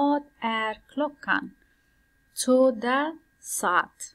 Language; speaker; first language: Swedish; non-native, fluent; Pashto